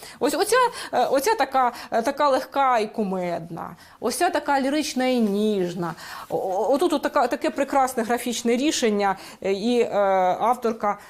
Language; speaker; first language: Ukrainian; native; Ukrainian